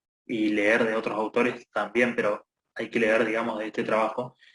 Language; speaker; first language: Spanish; native; Spanish